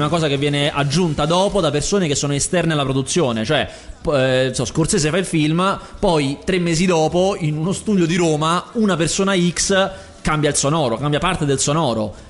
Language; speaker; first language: Italian; native; Italian